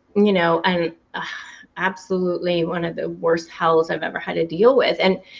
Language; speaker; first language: English; native; English